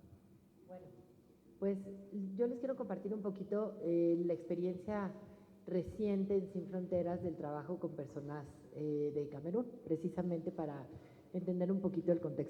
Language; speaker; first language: Spanish; native; Spanish